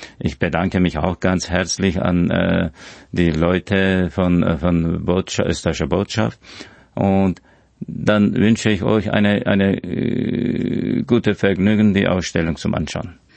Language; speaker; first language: German; non-native, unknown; Kurdish